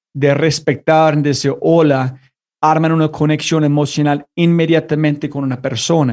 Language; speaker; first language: Spanish; non-native, fluent; English